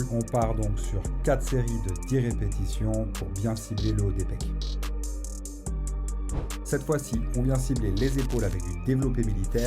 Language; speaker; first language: French; native; French